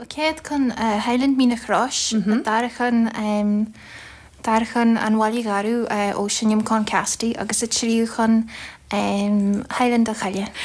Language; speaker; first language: Irish; native; Irish